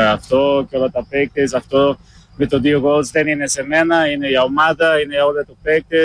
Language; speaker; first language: Greek; non-native, learner; Portuguese